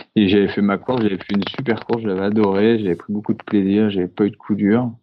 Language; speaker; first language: French; native; French